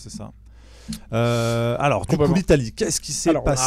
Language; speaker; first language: French; native; French